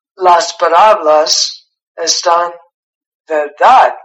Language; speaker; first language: Spanish; non-native, learner; English